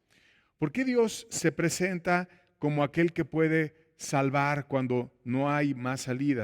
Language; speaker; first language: Spanish; native; Spanish